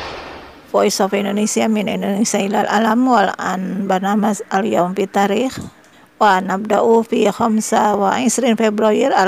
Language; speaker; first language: Arabic; non-native, fluent; Indonesian